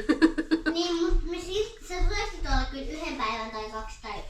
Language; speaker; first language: Finnish; early bilingual, other home language; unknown